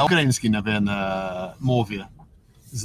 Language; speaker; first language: Russian; non-native, learner; English